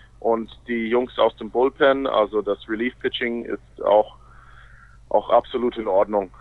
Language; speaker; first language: German; non-native, fluent; English